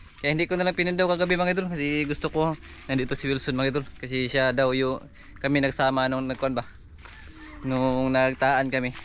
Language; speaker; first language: Filipino; non-native, local second language; Cebuano